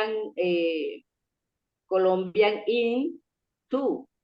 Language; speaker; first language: English; non-native, local second language; Spanish